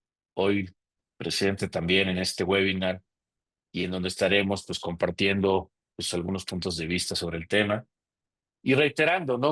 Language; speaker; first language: Spanish; native; Spanish